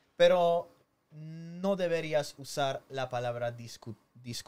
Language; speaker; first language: Spanish; non-native, learner; Slovak